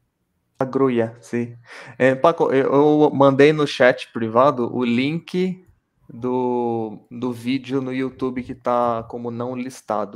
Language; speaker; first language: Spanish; non-native, local second language; Portuguese